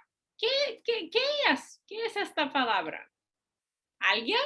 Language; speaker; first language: Spanish; non-native, fluent; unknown